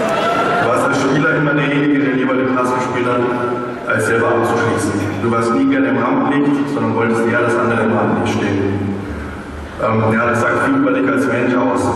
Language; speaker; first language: German; native; German